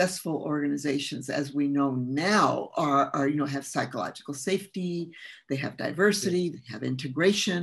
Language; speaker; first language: English; early bilingual, other home language; Spanish